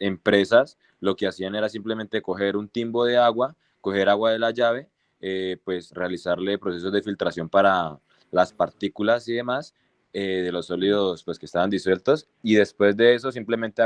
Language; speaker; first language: Spanish; native; Spanish